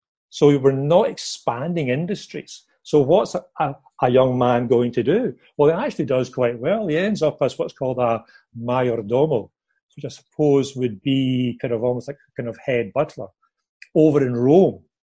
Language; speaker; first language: English; native; English